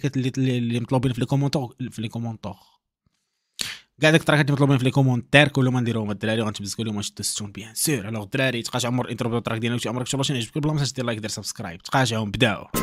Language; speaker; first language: Arabic; native; Arabic